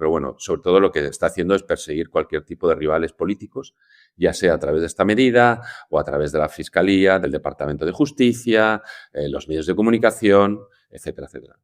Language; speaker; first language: Spanish; native; Spanish